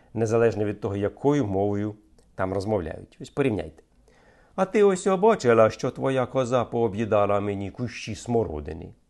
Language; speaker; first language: Ukrainian; native; Ukrainian